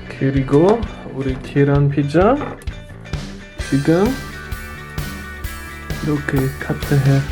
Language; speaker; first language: Korean; non-native, learner; German